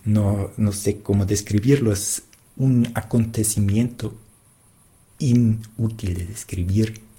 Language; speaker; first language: Spanish; non-native, fluent; German